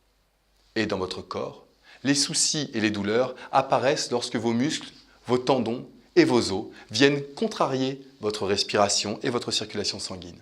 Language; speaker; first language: French; native; French